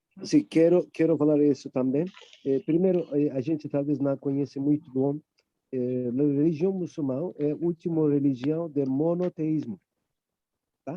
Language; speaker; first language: Portuguese; non-native, learner; Turkish